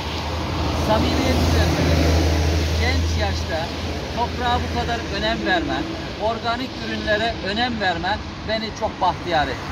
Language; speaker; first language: Turkish; native; Turkish